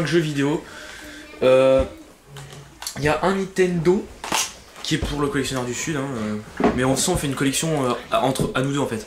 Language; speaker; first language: French; native; French